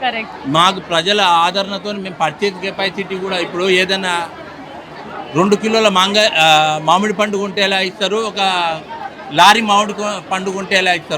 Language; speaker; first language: Telugu; native; Telugu